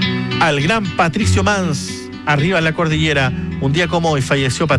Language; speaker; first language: Spanish; native; Spanish